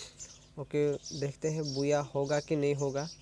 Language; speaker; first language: Hindi; non-native, local second language; Assamese